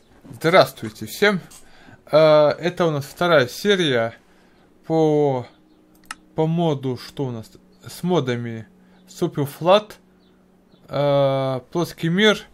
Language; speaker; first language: Russian; native; Russian